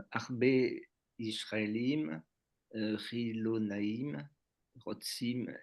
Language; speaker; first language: Hebrew; non-native, learner; French